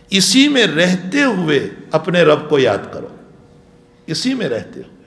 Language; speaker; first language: Urdu; non-native, local second language; Gujarati